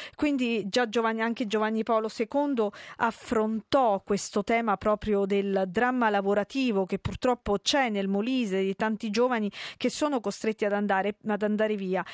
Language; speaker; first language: Italian; native; Italian